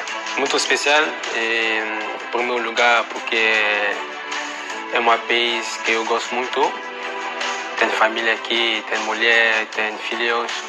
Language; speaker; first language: Portuguese; non-native, fluent; French